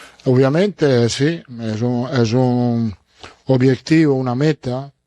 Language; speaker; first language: Spanish; non-native, fluent; Italian